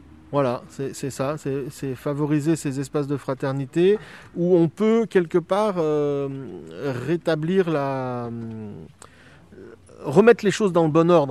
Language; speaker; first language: French; native; French